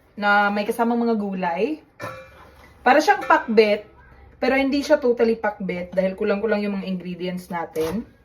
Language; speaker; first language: Filipino; non-native, local second language; Cebuano